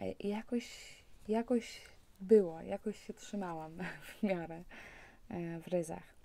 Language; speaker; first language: Polish; early bilingual, heritage; Polish